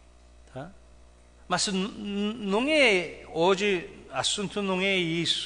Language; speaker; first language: Portuguese; non-native, fluent; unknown